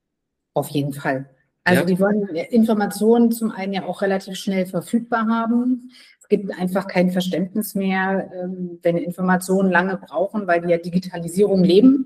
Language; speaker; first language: German; native; German